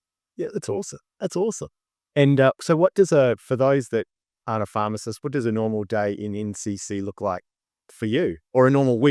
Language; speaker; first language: English; native; English